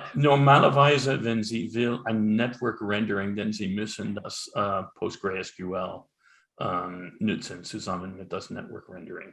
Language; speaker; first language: German; non-native, learner; English